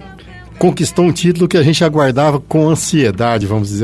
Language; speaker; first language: Portuguese; native; Portuguese